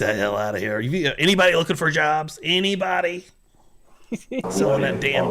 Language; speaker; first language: English; native; English